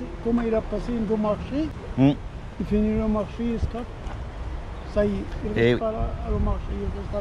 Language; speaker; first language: French; non-native, learner; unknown